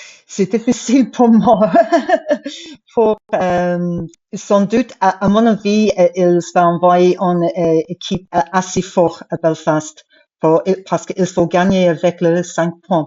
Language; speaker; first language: French; non-native, fluent; English